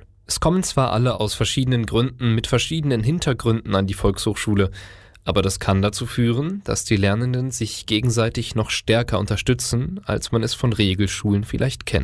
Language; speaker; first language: German; native; German